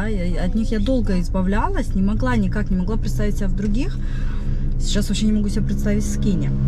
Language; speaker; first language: Russian; native; Russian